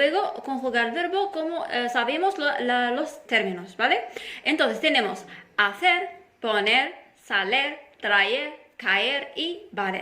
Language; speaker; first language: Spanish; non-native, fluent; Arabic